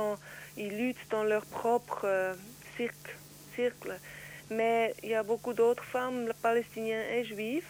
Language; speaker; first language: French; non-native, learner; Swiss German